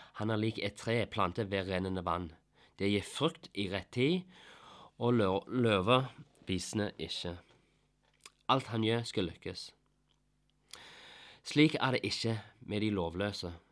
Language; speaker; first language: Norwegian; non-native, fluent; English